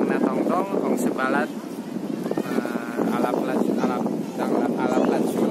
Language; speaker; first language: French; non-native, learner; Indonesian